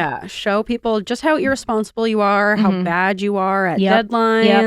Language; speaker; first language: English; native; English